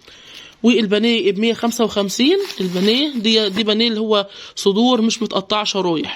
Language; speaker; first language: Arabic; native; Arabic